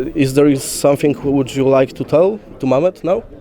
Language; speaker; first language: English; non-native, learner; Polish